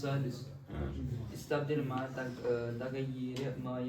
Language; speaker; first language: Arabic; non-native, learner; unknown